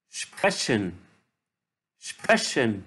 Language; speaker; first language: German; non-native, fluent; Arabic